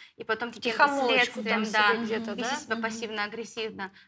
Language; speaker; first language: Russian; native; Russian